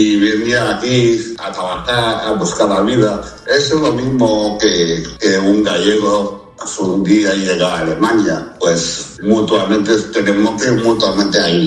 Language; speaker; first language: Spanish; early bilingual, other home language; Chinese